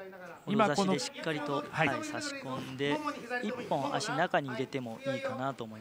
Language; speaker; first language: Japanese; native; Japanese